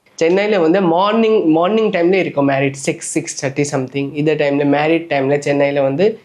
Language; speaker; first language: Tamil; non-native, learner; Nepali